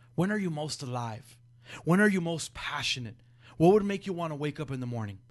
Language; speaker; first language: English; early bilingual, other home language; Spanish